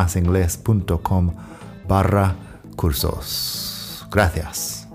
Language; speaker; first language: Spanish; non-native, fluent; English